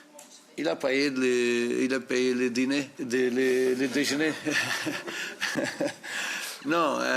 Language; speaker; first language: French; non-native, fluent; Portuguese